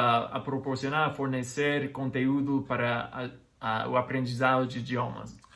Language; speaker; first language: Portuguese; non-native, fluent; English